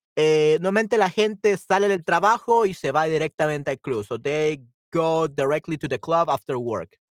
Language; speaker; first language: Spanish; native; Spanish